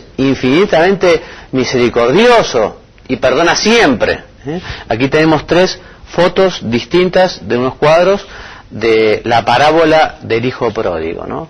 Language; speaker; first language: Spanish; native; Spanish